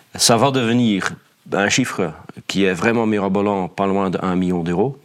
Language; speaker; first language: French; non-native, fluent; Dutch